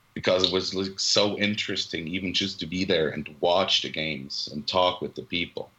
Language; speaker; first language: English; non-native, fluent; Swiss German